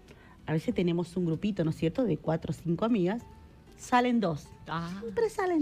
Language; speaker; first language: Spanish; native; Spanish